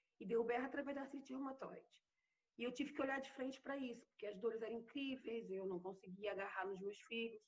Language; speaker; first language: Portuguese; native; Portuguese